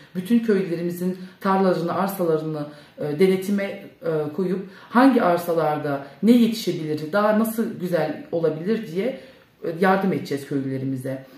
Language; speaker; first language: Turkish; early bilingual, heritage; Turkish